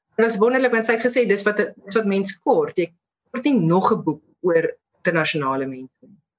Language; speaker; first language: Afrikaans; native; Afrikaans